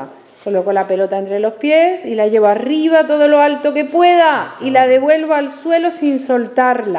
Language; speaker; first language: Spanish; native; Spanish